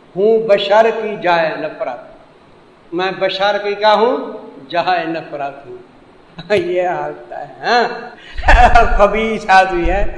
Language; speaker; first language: Urdu; non-native, local second language; Saraiki